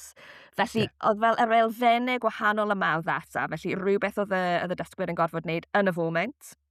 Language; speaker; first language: Welsh; native; Welsh